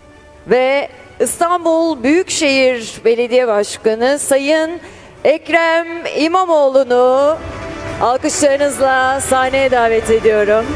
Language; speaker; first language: Turkish; native; Turkish